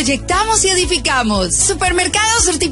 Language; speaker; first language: Spanish; native; Spanish